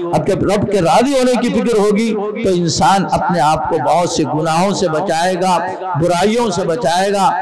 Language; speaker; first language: Hindi; non-native, local second language; Konkani